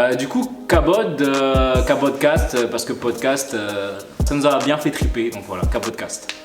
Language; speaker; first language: French; early bilingual, other home language; Malagasy